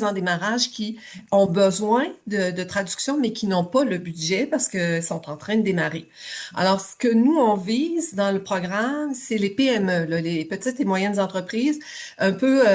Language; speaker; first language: French; native; French